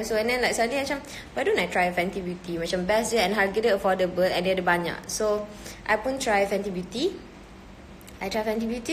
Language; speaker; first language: English; non-native, local second language; Malay